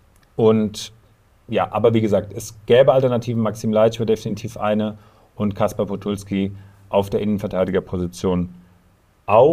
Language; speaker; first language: German; native; German